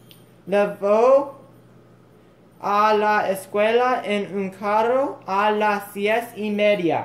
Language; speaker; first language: Spanish; non-native, learner; English